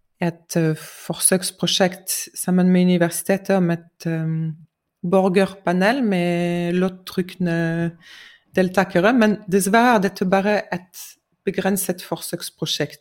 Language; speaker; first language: Norwegian; non-native, fluent; French